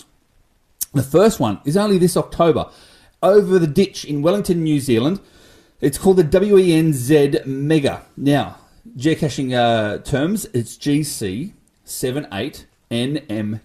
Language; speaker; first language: English; native; English